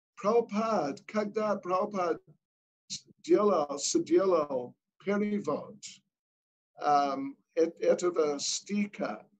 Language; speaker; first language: Russian; non-native, learner; English